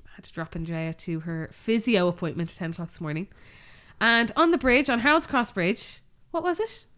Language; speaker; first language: English; native; English